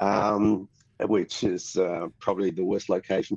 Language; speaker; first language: English; native; English